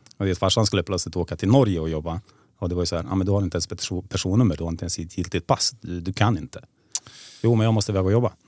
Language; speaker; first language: Swedish; early bilingual, other home language; Serbian